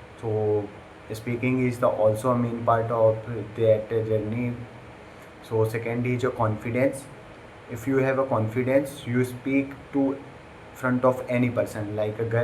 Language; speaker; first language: English; non-native, learner; Hindi